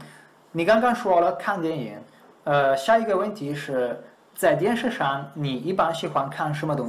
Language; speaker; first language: Chinese; non-native, fluent; Italian